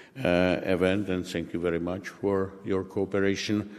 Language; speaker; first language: English; non-native, fluent; Czech